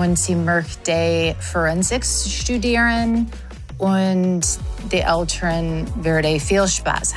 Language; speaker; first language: German; non-native, learner; English